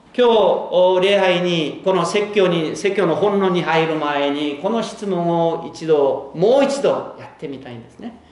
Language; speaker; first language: Japanese; non-native, fluent; Korean